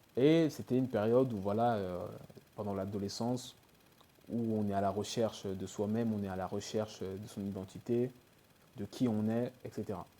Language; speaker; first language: French; early bilingual, other home language; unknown